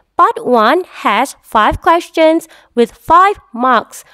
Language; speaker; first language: English; non-native, local second language; Malay